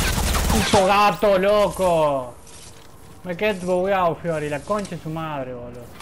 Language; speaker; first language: Spanish; native; Spanish